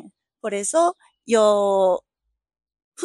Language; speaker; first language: Spanish; non-native, learner; Japanese